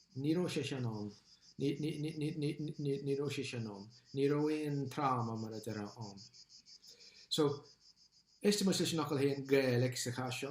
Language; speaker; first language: Irish; non-native, local second language; English